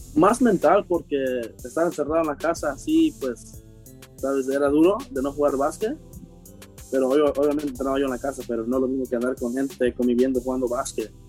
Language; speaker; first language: Spanish; early bilingual, heritage; Spanish